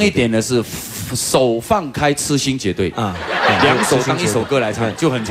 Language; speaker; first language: Chinese; native; Chinese